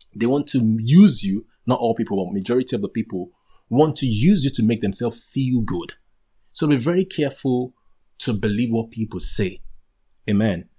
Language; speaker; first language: English; non-native, local second language; Yoruba